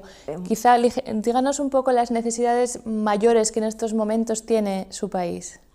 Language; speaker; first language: Spanish; native; Spanish